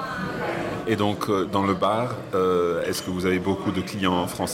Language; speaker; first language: French; non-native, fluent; English